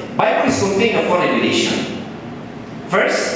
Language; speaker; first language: English; non-native, local second language; Filipino